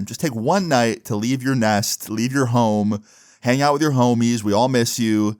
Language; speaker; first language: English; native; English